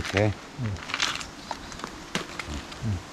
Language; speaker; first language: Korean; non-native, learner; Thai